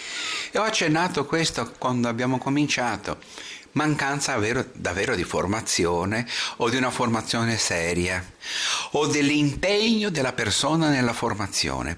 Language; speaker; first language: Italian; non-native, fluent; Portuguese